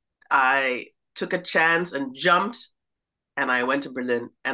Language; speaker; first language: English; native; English